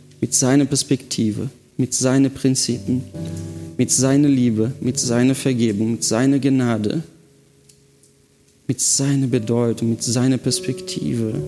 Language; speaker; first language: German; non-native, fluent; Portuguese